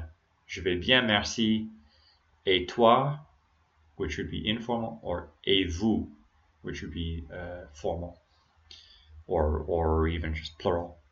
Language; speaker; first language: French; non-native, fluent; English